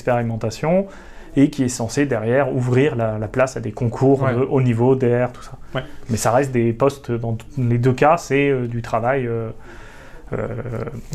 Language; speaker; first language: French; native; French